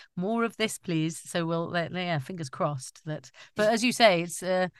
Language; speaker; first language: English; native; English